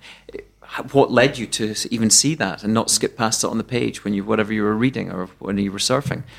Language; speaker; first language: English; native; English